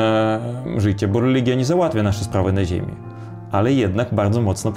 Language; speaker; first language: Polish; non-native, fluent; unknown